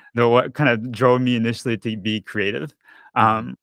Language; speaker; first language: English; early bilingual, other home language; Japanese